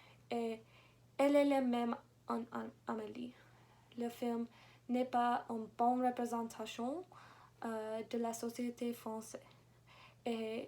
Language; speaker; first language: French; non-native, learner; English